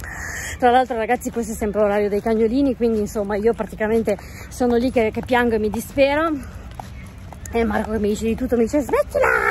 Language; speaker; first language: Italian; native; Italian